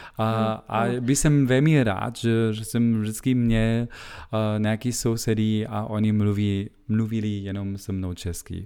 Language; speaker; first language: Czech; non-native, learner; German